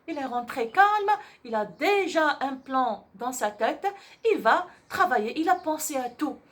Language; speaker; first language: French; non-native, local second language; Arabic